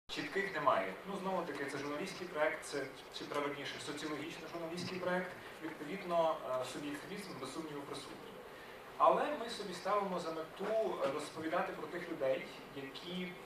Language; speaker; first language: Ukrainian; native; Ukrainian